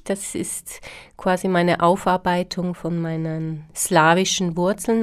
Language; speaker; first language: German; early bilingual, other home language; Slovak